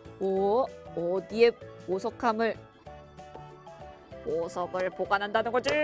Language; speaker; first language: Korean; native; Korean